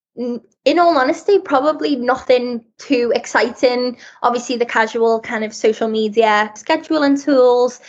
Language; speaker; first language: English; native; English